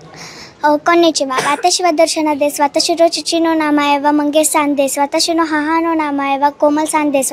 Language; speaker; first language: Japanese; non-native, learner; Marathi